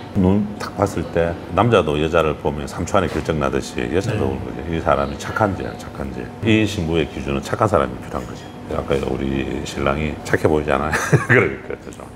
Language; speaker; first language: Korean; native; Korean